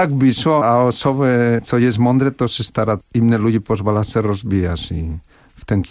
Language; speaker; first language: Polish; non-native, fluent; Spanish